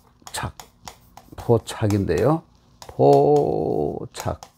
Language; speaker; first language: Korean; native; Korean